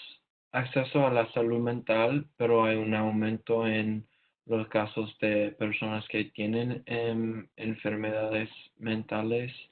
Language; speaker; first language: Spanish; non-native, learner; English